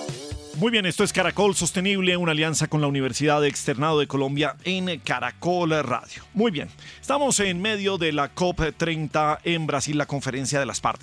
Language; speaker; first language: Spanish; native; Spanish